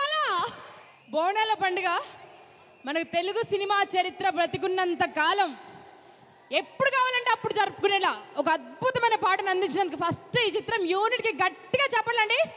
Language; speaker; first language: Telugu; native; Telugu